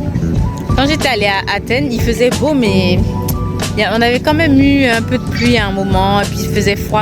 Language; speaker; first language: French; native; French